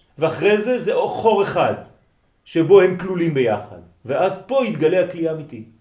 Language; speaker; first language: Hebrew; non-native, fluent; French